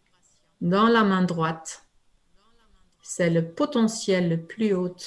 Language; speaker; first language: French; non-native, fluent; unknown